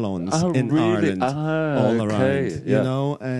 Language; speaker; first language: English; native; English